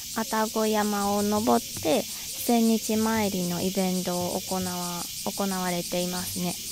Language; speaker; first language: Japanese; non-native, fluent; Chinese